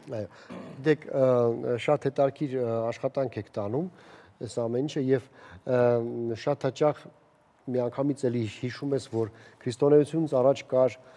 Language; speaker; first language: Armenian; native; Armenian